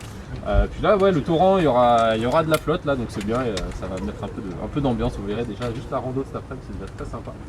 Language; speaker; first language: French; native; French